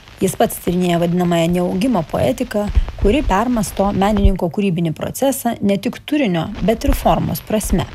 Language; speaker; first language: Lithuanian; native; Lithuanian